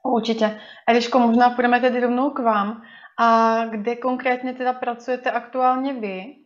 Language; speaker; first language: Czech; native; Czech